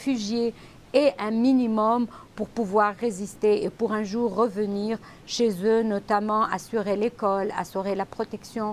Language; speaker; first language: French; non-native, local second language; Arabic